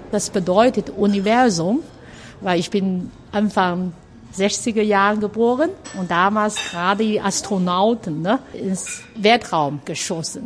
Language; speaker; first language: German; non-native, learner; Chinese